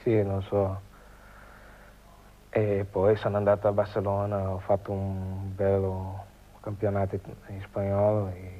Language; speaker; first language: Italian; non-native, learner; Portuguese